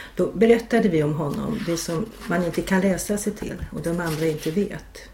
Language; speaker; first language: Swedish; native; Swedish